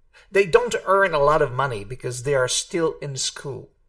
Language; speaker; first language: English; non-native, fluent; Hungarian